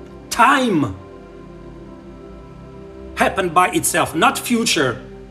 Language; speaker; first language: English; non-native, learner; Italian